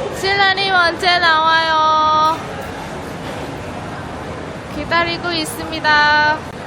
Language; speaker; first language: Korean; non-native, learner; Vietnamese